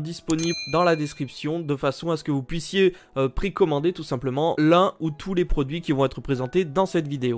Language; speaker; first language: French; native; French